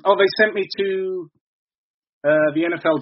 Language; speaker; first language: English; native; English